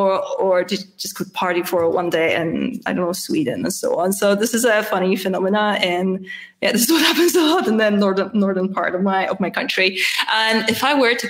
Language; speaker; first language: English; non-native, fluent; Polish